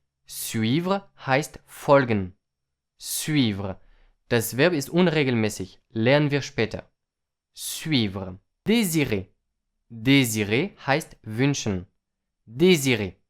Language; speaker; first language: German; non-native, fluent; French